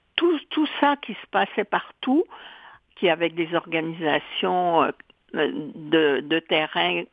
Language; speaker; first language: French; native; French